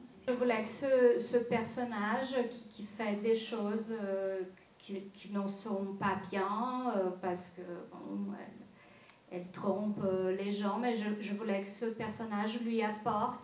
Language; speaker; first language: French; non-native, fluent; Portuguese